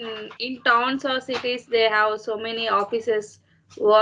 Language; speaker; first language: English; non-native, learner; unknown